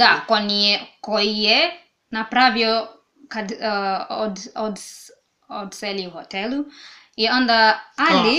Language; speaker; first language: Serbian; non-native, learner; English